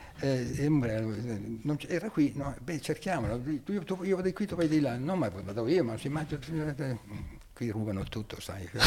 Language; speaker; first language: Italian; native; Italian